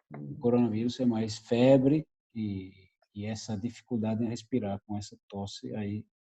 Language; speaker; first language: Portuguese; non-native, fluent; Italian